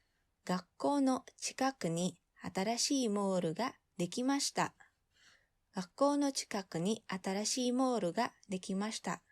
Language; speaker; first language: Japanese; non-native, fluent; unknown